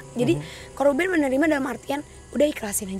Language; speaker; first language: Indonesian; native; Indonesian